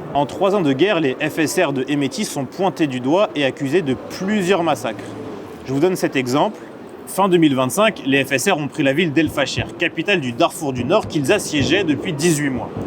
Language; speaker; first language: French; native; French